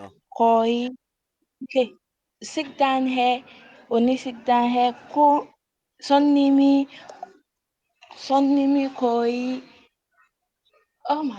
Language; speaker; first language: Korean; non-native, learner; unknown